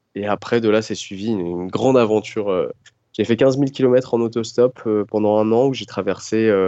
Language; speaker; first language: French; native; French